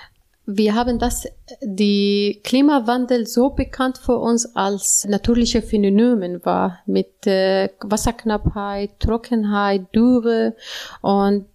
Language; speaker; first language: German; non-native, learner; Arabic